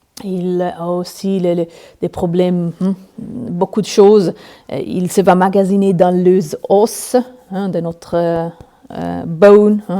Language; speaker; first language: French; non-native, learner; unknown